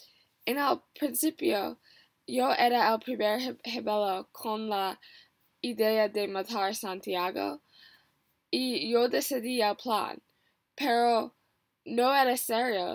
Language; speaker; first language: Spanish; non-native, learner; English